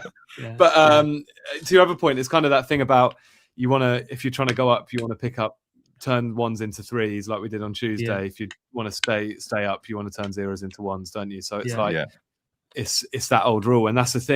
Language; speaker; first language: English; native; English